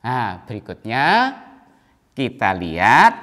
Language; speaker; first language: Indonesian; native; Indonesian